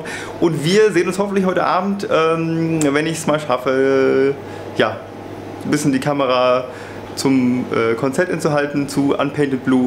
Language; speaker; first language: German; native; German